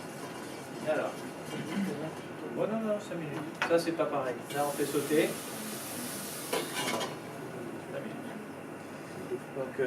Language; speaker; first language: French; native; French